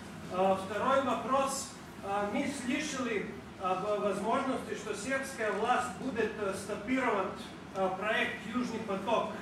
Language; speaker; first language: Russian; non-native, learner; Serbian